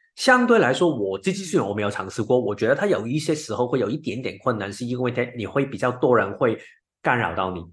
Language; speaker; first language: Chinese; non-native, local second language; Cantonese